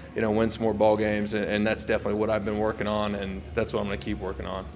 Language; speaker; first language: English; native; English